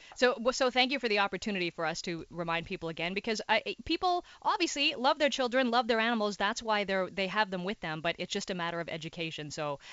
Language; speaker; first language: English; native; English